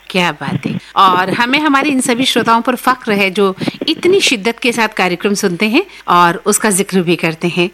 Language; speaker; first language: Hindi; native; Hindi